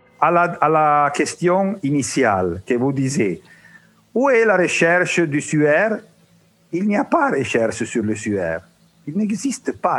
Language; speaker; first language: French; non-native, learner; Italian